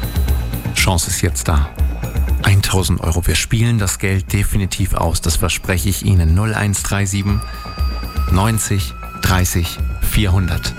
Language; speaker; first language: German; native; German